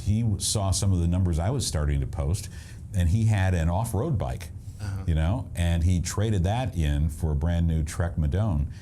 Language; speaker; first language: English; native; English